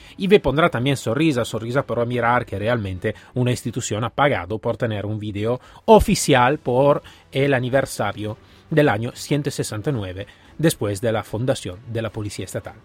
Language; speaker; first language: Spanish; non-native, fluent; Italian